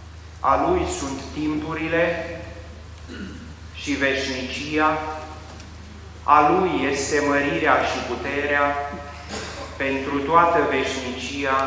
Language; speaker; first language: Romanian; native; Romanian